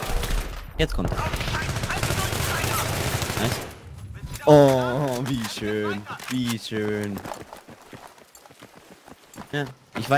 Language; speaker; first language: German; native; German